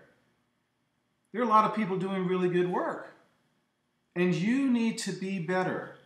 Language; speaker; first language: English; native; English